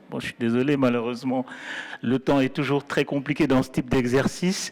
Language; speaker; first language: French; non-native, local second language; Wolof